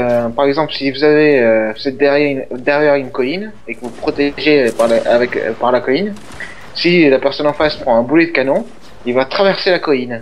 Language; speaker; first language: French; native; French